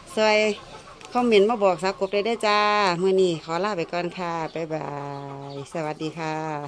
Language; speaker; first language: Thai; native; Thai